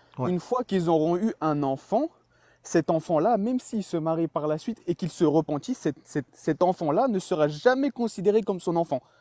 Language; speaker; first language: French; early bilingual, other home language; Chechen